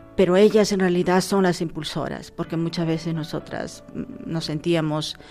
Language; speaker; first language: Spanish; native; Spanish